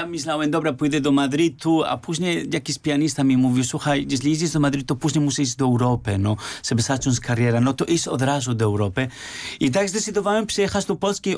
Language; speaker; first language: Polish; non-native, fluent; Spanish